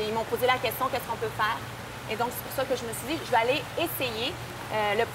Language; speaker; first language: French; native; French